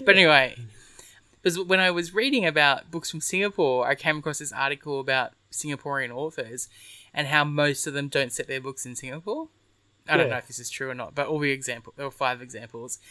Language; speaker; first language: English; native; English